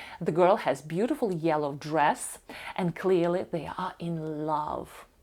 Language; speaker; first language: English; non-native, fluent; Ukrainian